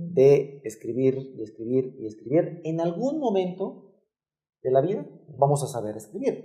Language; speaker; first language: Spanish; native; Spanish